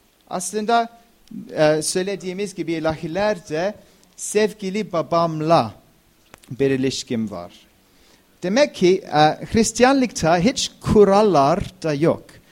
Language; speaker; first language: Turkish; non-native, fluent; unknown